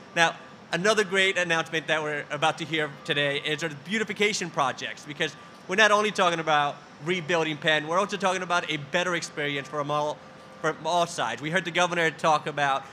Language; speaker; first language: English; early bilingual, other home language; Spanish